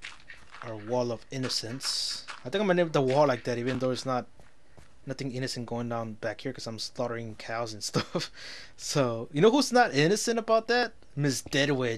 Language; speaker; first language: English; native; English